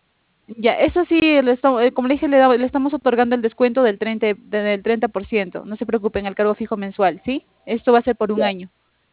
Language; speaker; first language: Spanish; native; Spanish